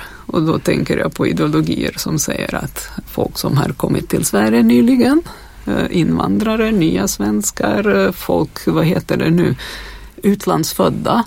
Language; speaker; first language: Swedish; non-native, fluent; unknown